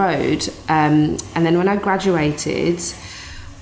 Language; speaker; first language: English; native; English